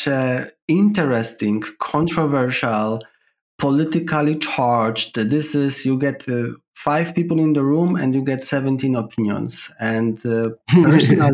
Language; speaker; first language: English; non-native, fluent; Polish